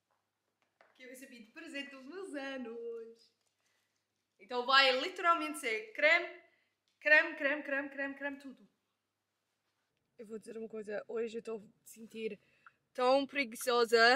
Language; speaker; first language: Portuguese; early bilingual, heritage; Portuguese